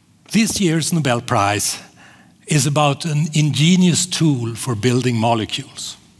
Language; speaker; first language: English; non-native, fluent; Swedish